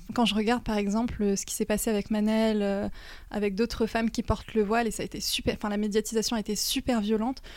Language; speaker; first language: French; native; French